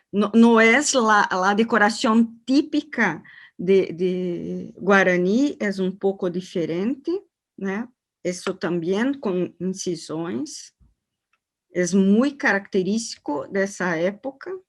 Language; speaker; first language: Spanish; non-native, learner; Portuguese